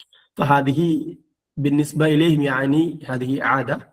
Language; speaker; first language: Arabic; non-native, fluent; Malayalam